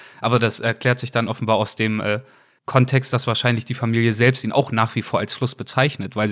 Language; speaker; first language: German; native; German